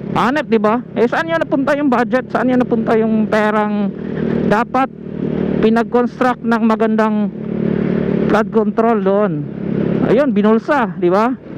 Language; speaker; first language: Filipino; non-native, local second language; Cebuano